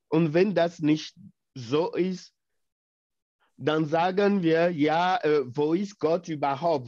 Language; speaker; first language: German; non-native, fluent; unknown